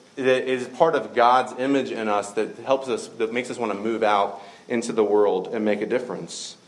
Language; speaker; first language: English; native; English